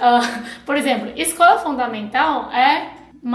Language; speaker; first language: Portuguese; non-native, fluent; Chinese